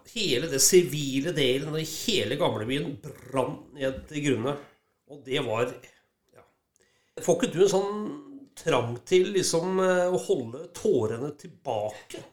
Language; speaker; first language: Norwegian; native; Norwegian